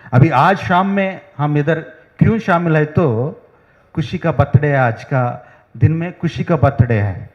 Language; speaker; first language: Hindi; non-native, local second language; Telugu